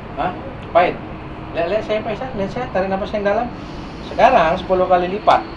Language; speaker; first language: Indonesian; native; Indonesian